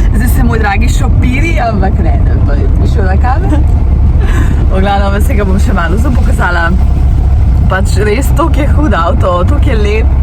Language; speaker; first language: Slovenian; early bilingual, other home language; Serbian